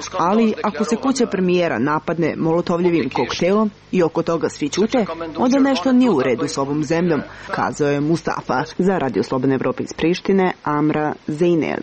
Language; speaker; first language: Serbian; non-native, local second language; Albanian